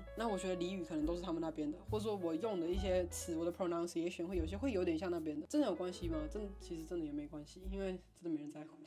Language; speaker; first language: Chinese; native; Chinese